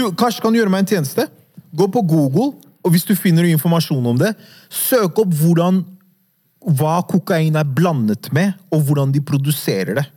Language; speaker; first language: Norwegian; early bilingual, other home language; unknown